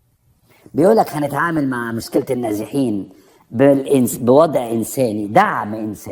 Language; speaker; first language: Arabic; native; Arabic